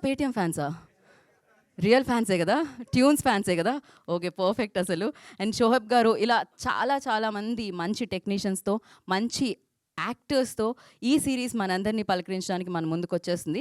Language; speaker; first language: Telugu; native; Telugu